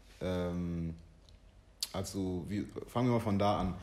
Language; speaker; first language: German; early bilingual, other home language; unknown